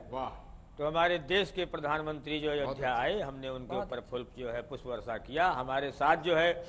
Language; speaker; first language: Hindi; native; Hindi